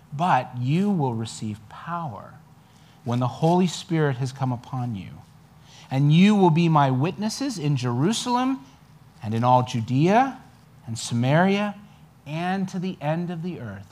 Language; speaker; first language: English; native; English